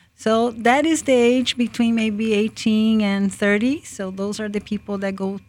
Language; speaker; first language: English; early bilingual, other home language; Portuguese